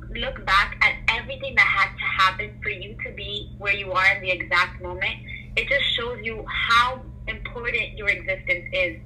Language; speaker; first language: English; native; English